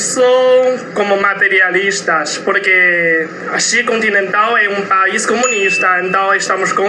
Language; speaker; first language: Portuguese; non-native, learner; Chinese